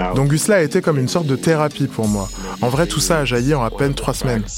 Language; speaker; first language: French; non-native, fluent; Polish